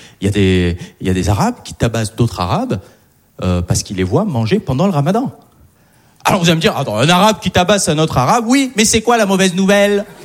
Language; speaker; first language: French; early bilingual, other home language; Arabic